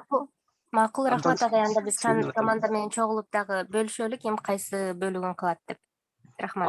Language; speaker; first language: Kyrgyz; native; Kyrgyz